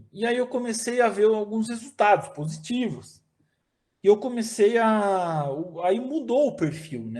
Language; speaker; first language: Portuguese; native; Portuguese